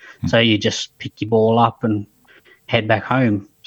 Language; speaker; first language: English; native; English